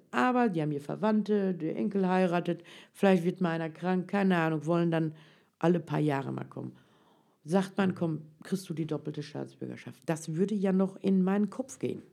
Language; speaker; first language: German; early bilingual, other home language; Turkish